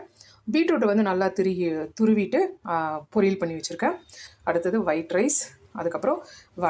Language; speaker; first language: Tamil; native; Tamil